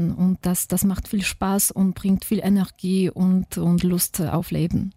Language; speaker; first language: German; non-native, fluent; Polish